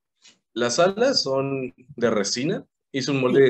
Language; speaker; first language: Spanish; native; Spanish